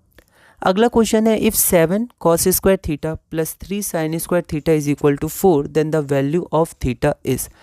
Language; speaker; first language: Hindi; native; Hindi